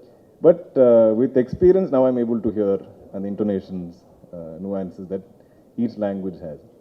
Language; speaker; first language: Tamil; non-native, local second language; Malayalam